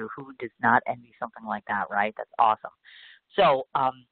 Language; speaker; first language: English; native; English